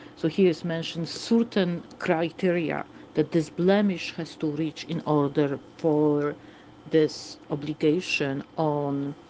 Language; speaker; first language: English; non-native, fluent; Polish